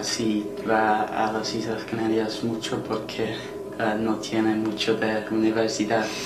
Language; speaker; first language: Spanish; non-native, learner; English